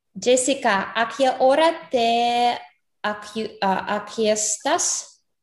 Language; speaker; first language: Spanish; non-native, learner; English